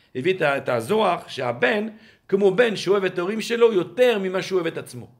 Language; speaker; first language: Hebrew; non-native, fluent; French